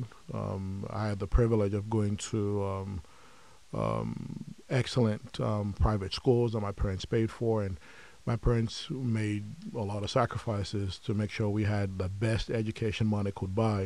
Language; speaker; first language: English; non-native, local second language; Yoruba